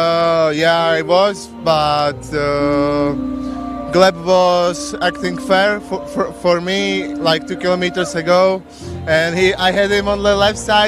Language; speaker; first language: English; non-native, learner; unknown